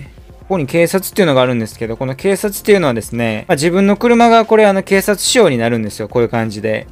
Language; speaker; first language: Japanese; native; Japanese